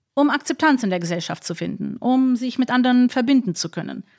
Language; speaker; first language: German; non-native, fluent; English